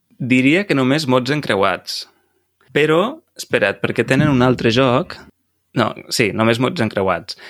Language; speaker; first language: Catalan; native; Catalan